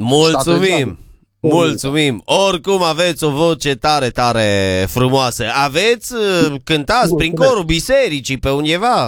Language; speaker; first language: Romanian; native; Romanian